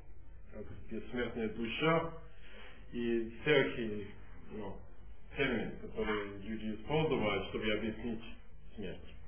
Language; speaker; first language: Russian; non-native, fluent; English